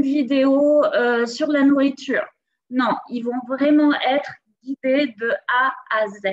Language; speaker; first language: French; native; French